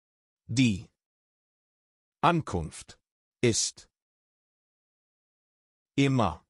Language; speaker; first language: German; non-native, learner; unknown